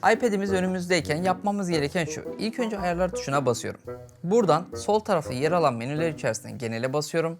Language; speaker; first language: Turkish; native; Turkish